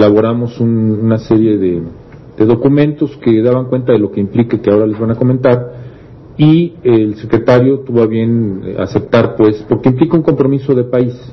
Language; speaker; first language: Spanish; native; Spanish